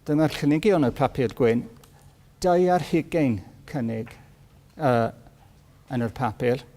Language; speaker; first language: Welsh; non-native, learner; English